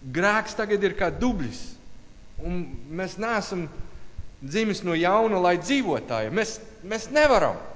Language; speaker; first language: Latvian; non-native, learner; English